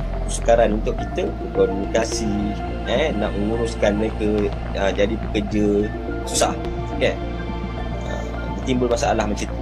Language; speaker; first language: Malay; native; Malay